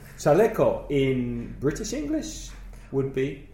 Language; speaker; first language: English; native; English